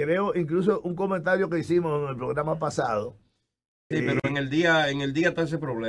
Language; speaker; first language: Spanish; native; Spanish